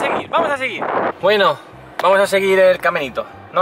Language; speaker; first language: Spanish; native; Spanish